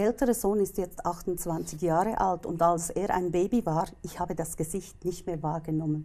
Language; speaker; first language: German; native; German